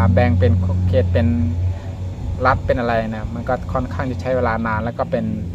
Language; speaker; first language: Thai; native; Thai